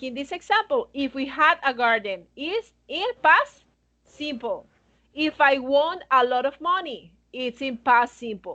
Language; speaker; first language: English; non-native, fluent; Spanish